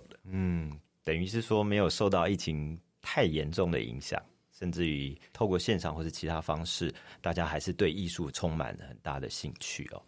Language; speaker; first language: Chinese; native; Chinese